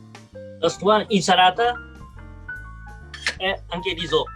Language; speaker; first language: Italian; non-native, learner; Japanese